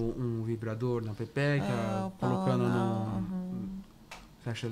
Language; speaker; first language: Portuguese; native; Portuguese